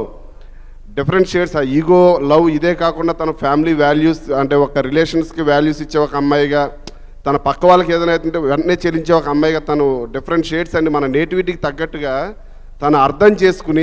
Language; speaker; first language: Telugu; native; Telugu